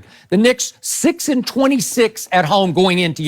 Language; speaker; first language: English; native; English